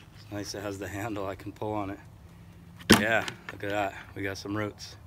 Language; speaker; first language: English; native; English